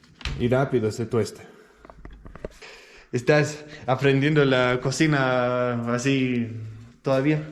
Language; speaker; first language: Spanish; non-native, learner; English